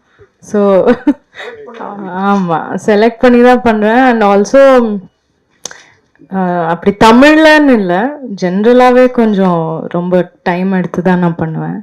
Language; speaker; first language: Tamil; non-native, local second language; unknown